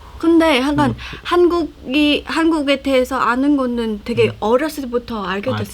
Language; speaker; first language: Korean; non-native, fluent; Khmer